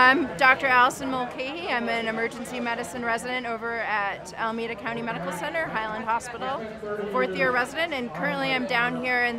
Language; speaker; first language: English; native; English